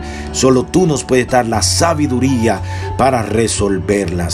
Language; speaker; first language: Spanish; native; Spanish